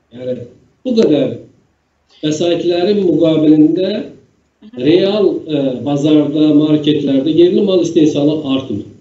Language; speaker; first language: Azerbaijani; native; Azerbaijani